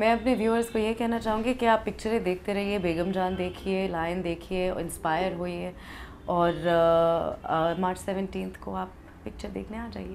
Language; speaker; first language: Hindi; early bilingual, heritage; Hindi